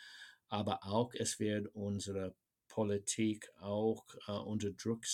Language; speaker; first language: German; non-native, fluent; English